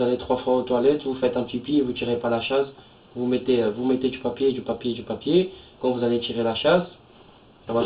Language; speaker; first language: French; native; French